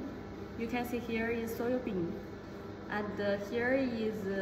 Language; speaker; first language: English; non-native, learner; Chinese